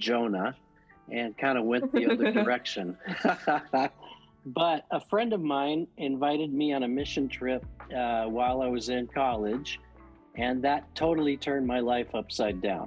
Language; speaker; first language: English; native; English